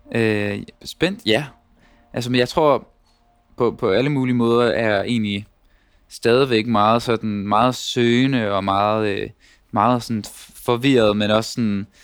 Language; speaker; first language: Danish; native; Danish